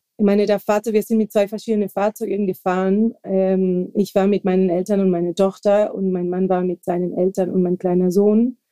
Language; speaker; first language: German; non-native, fluent; Spanish